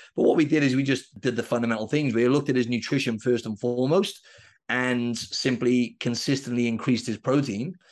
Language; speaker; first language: English; native; English